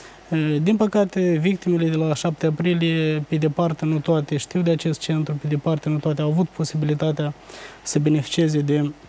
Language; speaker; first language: Romanian; native; Romanian